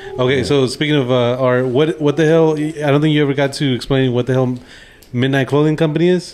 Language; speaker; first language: English; early bilingual, other home language; Spanish